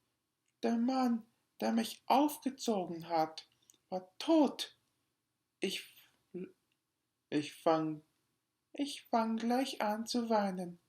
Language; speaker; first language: German; non-native, learner; English